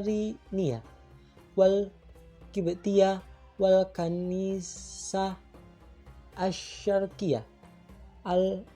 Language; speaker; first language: Arabic; non-native, learner; Indonesian